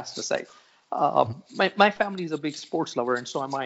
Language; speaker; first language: English; non-native, local second language; Marathi